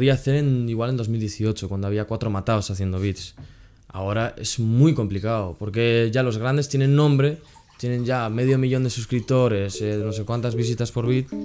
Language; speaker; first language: Spanish; native; Spanish